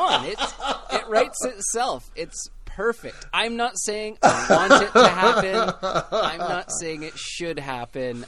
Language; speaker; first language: English; native; English